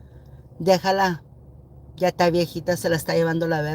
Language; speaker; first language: Spanish; early bilingual, heritage; Spanish